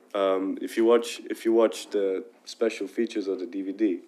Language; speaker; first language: English; non-native, fluent; Arabic